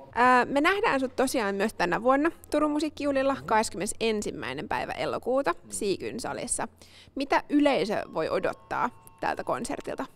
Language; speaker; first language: Finnish; native; Finnish